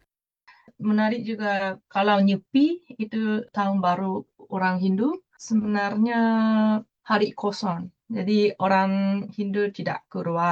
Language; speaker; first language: Indonesian; non-native, fluent; Japanese